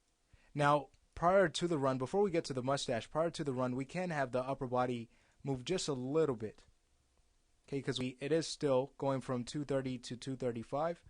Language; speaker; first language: English; native; English